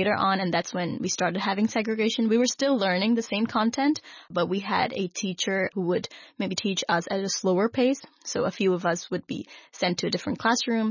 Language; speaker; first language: English; non-native, local second language; Urdu